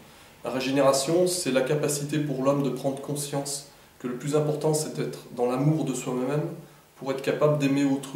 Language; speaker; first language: French; native; French